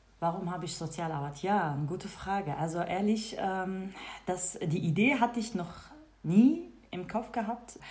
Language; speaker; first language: German; non-native, fluent; Kurdish